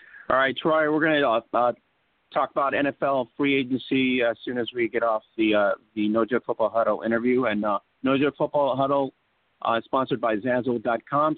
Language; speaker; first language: English; early bilingual, other home language; Spanish